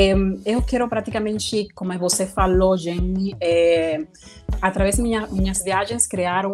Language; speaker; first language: Portuguese; non-native, fluent; Spanish